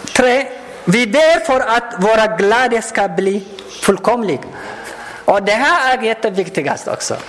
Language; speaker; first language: Swedish; non-native, learner; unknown